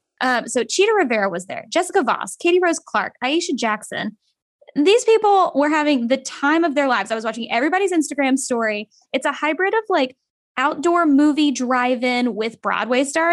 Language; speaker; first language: English; native; English